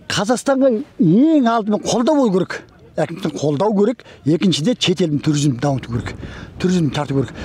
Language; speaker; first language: Kazakh; early bilingual, heritage; Kazakh